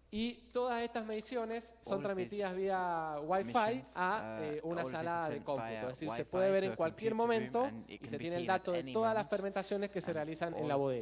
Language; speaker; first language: Spanish; native; Spanish